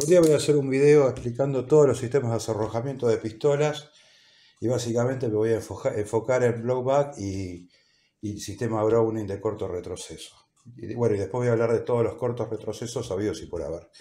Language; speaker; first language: Spanish; native; Spanish